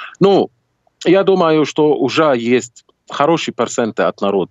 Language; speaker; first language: Russian; non-native, fluent; Arabic